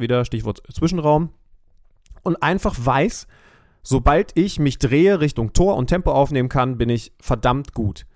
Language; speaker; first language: German; native; German